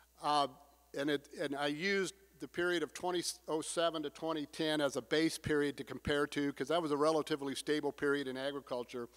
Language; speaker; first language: English; native; English